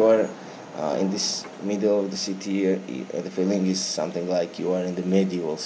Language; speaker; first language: English; non-native, learner; Georgian